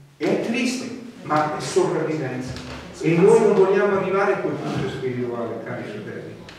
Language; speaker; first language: Italian; non-native, fluent; English